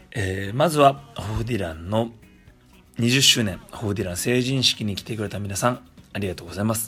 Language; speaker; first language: Japanese; native; Japanese